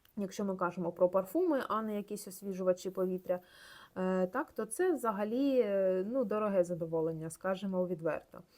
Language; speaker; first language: Ukrainian; non-native, local second language; Russian